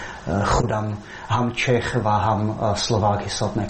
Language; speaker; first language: Tajik; non-native, fluent; Czech